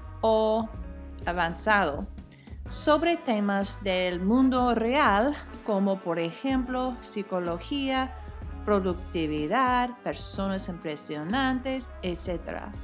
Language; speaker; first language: Spanish; non-native, fluent; English